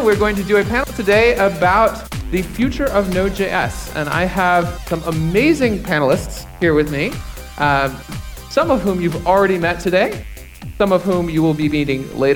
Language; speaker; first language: English; native; English